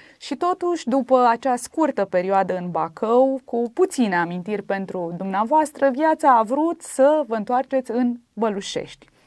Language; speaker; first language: Romanian; native; Romanian